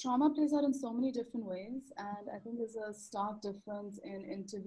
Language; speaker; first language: English; non-native, local second language; Urdu